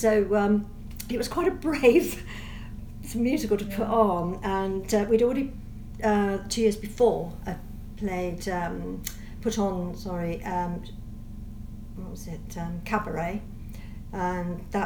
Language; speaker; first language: English; native; English